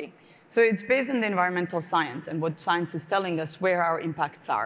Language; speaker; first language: English; non-native, fluent; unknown